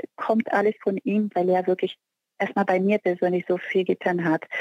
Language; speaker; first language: German; non-native, fluent; Portuguese